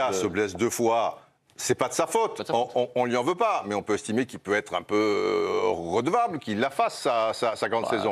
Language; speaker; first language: French; native; French